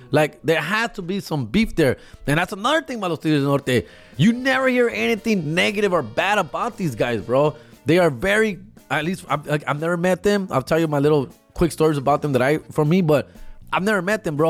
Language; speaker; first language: English; early bilingual, other home language; Spanish